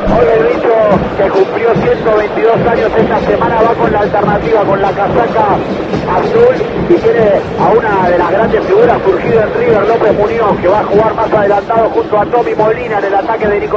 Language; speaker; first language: Spanish; native; Spanish